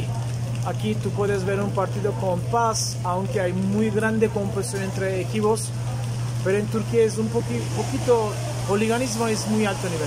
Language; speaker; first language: Spanish; non-native, fluent; Turkish